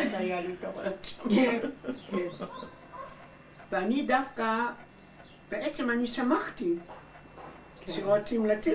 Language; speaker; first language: Hebrew; non-native, fluent; German